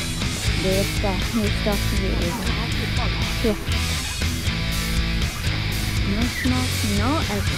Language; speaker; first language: English; non-native, learner; Hindi